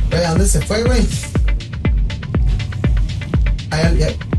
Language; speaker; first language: Spanish; native; Spanish